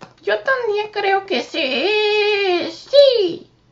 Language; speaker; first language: Spanish; native; Spanish